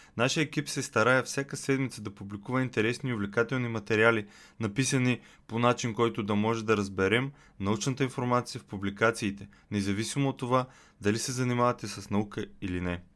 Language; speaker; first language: Bulgarian; native; Bulgarian